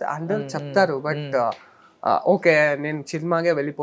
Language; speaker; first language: Telugu; non-native, learner; Kannada